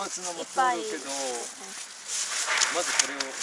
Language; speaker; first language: Japanese; native; Japanese